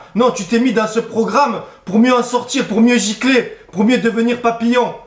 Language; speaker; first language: French; native; French